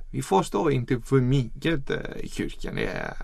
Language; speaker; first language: Swedish; non-native, learner; Icelandic